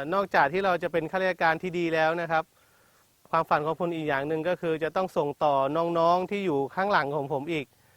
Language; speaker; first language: Thai; non-native, local second language; Malay